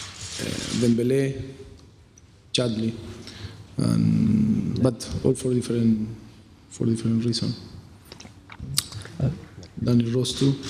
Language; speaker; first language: English; non-native, fluent; Spanish